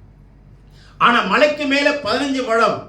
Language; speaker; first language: Tamil; native; Tamil